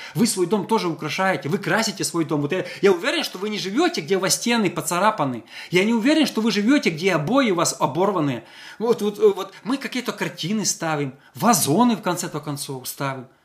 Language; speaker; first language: Russian; non-native, local second language; Ukrainian